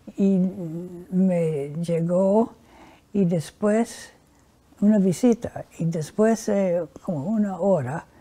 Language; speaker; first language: Spanish; non-native, fluent; English